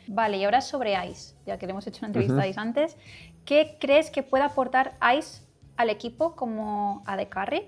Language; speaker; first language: Spanish; native; Spanish